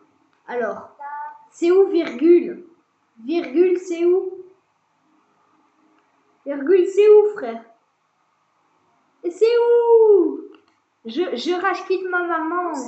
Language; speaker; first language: French; native; French